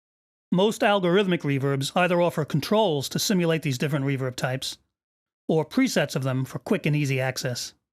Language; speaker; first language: English; native; English